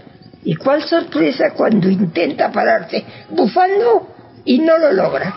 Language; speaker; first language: Spanish; native; Spanish